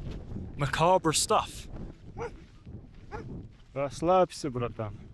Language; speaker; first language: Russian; non-native, learner; English